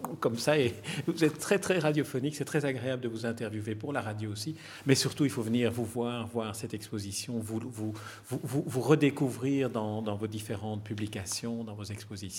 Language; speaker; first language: French; native; French